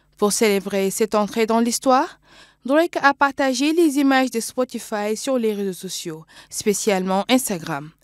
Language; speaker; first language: French; non-native, local second language; Wolof